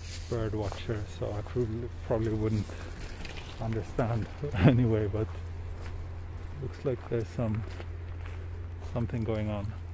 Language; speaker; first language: English; non-native, fluent; Swedish